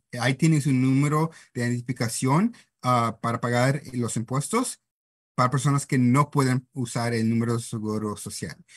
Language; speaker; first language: Spanish; non-native, fluent; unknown